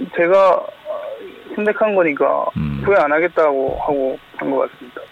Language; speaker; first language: Korean; native; Korean